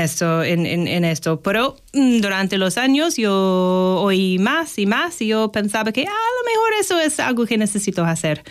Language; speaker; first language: Spanish; non-native, fluent; English